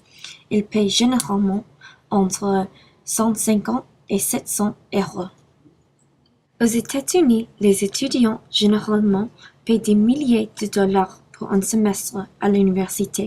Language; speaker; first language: French; non-native, learner; English